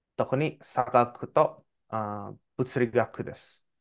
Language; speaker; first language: Japanese; non-native, fluent; Indonesian